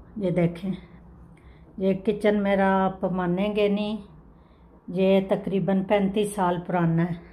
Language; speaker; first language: Urdu; native; Urdu